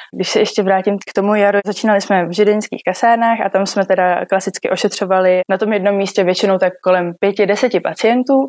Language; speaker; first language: Czech; native; Czech